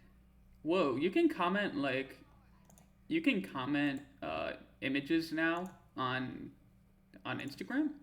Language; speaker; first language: English; native; English